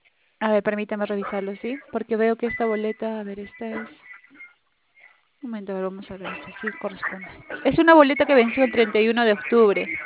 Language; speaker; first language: Spanish; native; Spanish